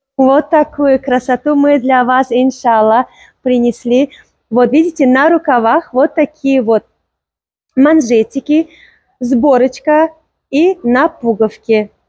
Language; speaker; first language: Russian; non-native, local second language; Tajik